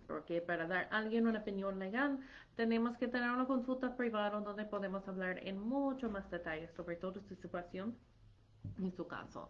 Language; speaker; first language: Spanish; non-native, fluent; English